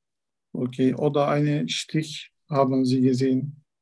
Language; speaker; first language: German; non-native, learner; Turkish